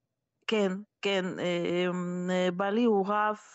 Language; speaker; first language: Hebrew; non-native, fluent; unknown